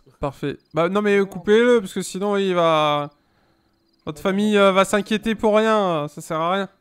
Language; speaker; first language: French; native; French